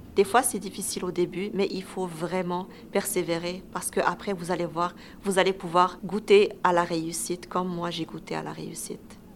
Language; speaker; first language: French; non-native, local second language; Arabic